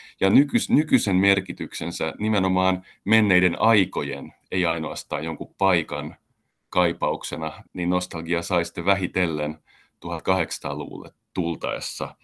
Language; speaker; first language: Finnish; native; Finnish